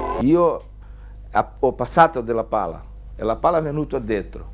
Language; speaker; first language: Italian; non-native, fluent; Portuguese